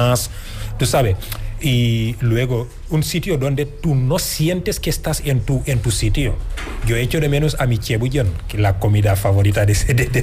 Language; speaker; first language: Spanish; non-native, fluent; Wolof